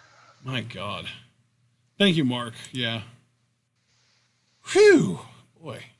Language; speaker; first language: English; native; English